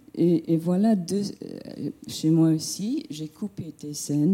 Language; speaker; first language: French; non-native, fluent; English